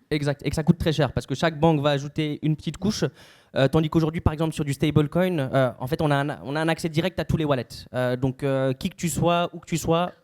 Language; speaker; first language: French; native; French